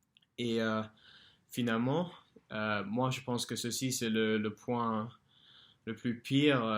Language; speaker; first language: French; non-native, fluent; English